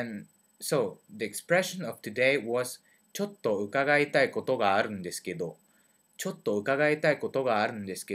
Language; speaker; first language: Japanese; non-native, learner; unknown